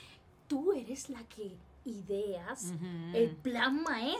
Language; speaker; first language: Spanish; native; Spanish